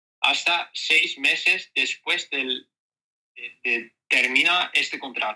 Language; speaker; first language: Spanish; non-native, learner; Dutch